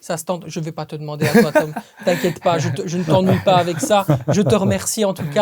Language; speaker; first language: French; native; French